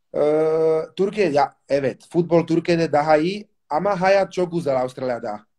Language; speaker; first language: Turkish; non-native, learner; Slovak